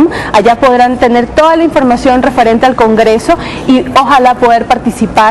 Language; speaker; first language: Spanish; native; Spanish